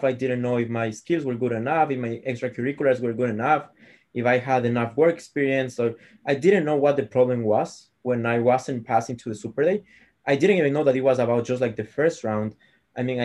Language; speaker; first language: English; non-native, fluent; Spanish